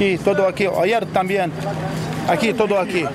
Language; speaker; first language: Spanish; non-native, learner; Arabic